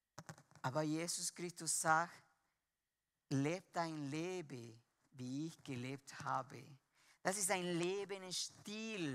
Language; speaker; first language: German; non-native, fluent; Spanish